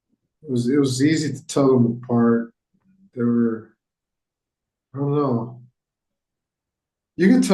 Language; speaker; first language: English; non-native, fluent; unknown